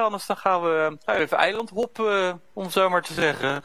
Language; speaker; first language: Dutch; native; Dutch